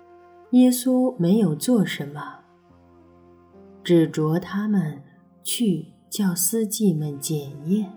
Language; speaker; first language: Chinese; native; Chinese